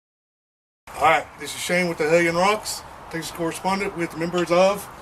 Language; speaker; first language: English; native; English